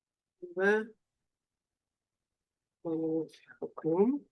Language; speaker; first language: Hebrew; non-native, fluent; Russian